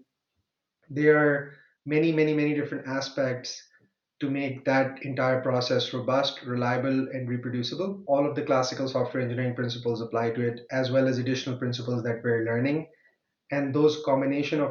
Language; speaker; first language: English; non-native, local second language; Urdu